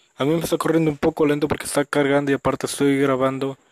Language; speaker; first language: Spanish; native; Spanish